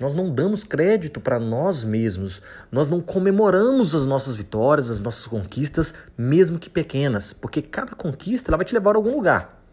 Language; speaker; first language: Portuguese; native; Portuguese